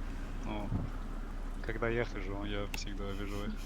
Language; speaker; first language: Russian; non-native, learner; English